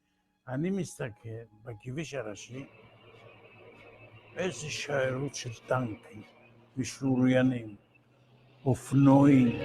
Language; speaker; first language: Hebrew; non-native, fluent; Ladino